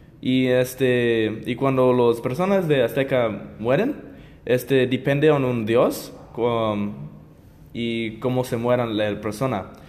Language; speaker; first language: Spanish; non-native, learner; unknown